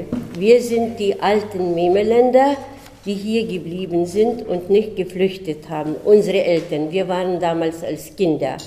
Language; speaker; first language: German; early bilingual, heritage; German